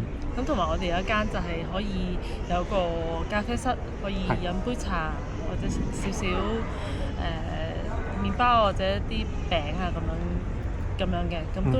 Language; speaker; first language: Cantonese; native; Cantonese